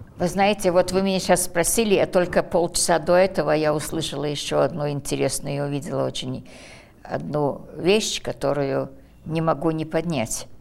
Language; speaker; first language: Russian; early bilingual, heritage; Russian